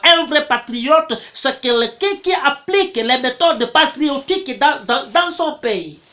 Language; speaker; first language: French; non-native, local second language; Swahili